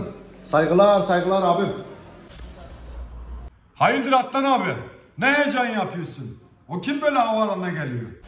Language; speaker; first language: Turkish; native; Turkish